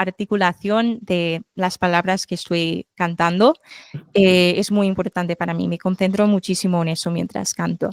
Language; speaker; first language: Spanish; non-native, fluent; English